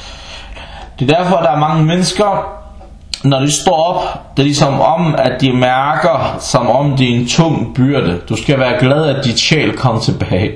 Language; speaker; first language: Danish; non-native, fluent; Arabic